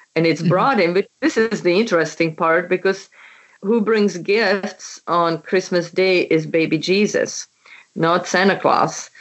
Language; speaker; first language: English; non-native, fluent; Czech